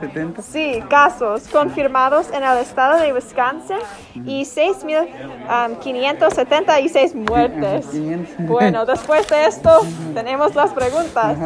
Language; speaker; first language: Spanish; non-native, fluent; English